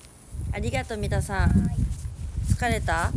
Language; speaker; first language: Japanese; native; Japanese